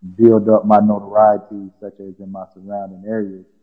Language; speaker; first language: English; native; English